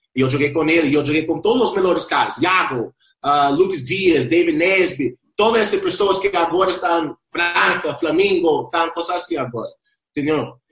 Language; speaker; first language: Portuguese; non-native, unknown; Spanish